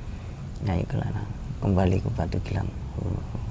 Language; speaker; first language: Indonesian; native; Indonesian